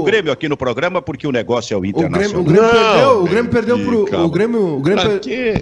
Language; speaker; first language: Portuguese; native; Portuguese